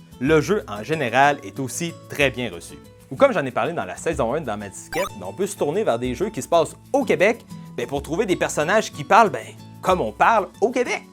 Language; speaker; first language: French; native; French